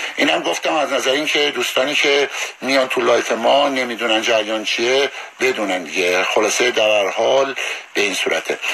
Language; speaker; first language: Persian; native; Persian